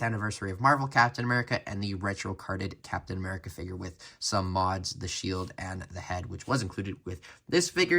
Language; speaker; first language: English; native; English